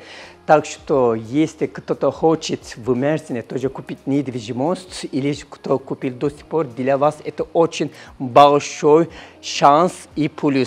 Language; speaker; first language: Russian; non-native, learner; Turkish